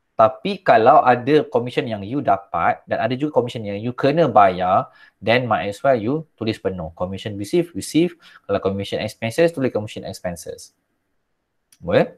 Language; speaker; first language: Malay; native; Malay